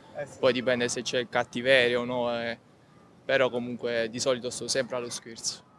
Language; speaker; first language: Italian; native; Italian